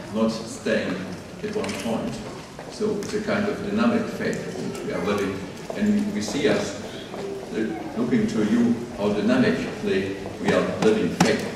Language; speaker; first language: English; non-native, fluent; German